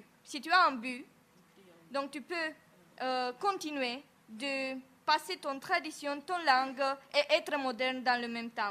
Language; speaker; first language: French; non-native, fluent; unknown